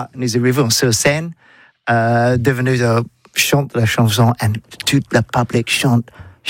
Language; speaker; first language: French; non-native, learner; English